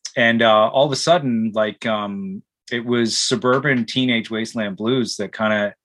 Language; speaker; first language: English; native; English